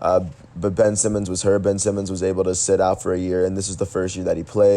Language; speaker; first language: English; native; English